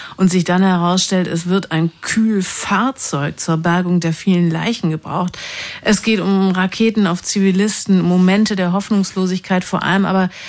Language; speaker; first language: German; native; German